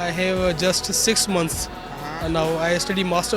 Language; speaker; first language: English; non-native, local second language; Sindhi